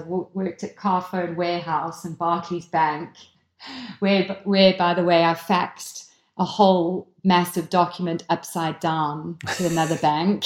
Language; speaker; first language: English; native; English